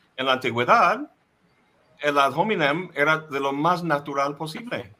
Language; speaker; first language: Spanish; non-native, fluent; English